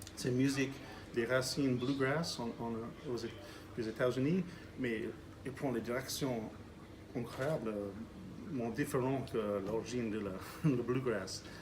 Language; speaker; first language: French; non-native, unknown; English